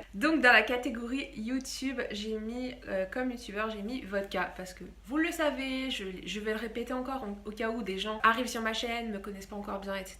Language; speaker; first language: French; native; French